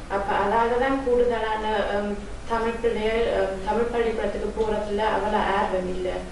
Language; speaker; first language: Tamil; early bilingual, heritage; Tamil